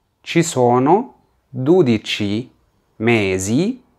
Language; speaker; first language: Italian; non-native, fluent; Arabic